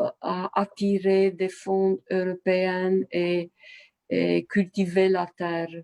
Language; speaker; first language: French; non-native, fluent; Romanian